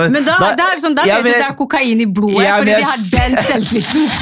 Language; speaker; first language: Norwegian; non-native, local second language; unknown